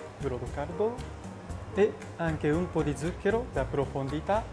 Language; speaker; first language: Italian; non-native, learner; Japanese